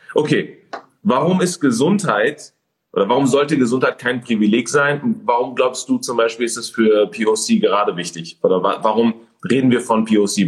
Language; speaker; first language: German; early bilingual, other home language; Persian